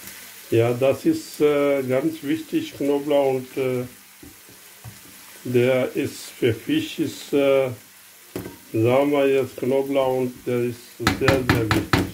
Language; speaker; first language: German; non-native, fluent; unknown